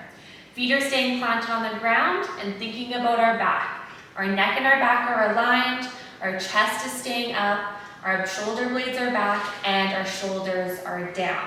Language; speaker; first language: English; native; English